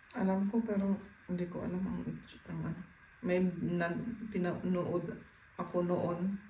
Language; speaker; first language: Filipino; non-native, learner; German